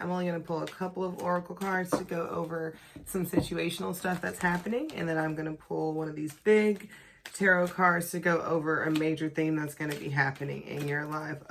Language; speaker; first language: English; native; English